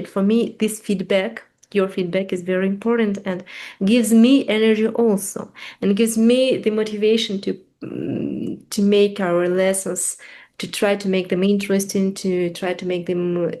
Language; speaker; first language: English; non-native, fluent; Russian